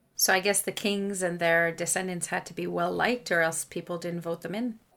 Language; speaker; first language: English; non-native, fluent; French